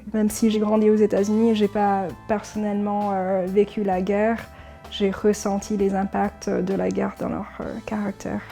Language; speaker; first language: French; early bilingual, heritage; English